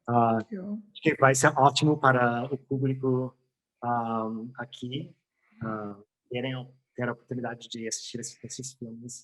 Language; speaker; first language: Portuguese; non-native, fluent; English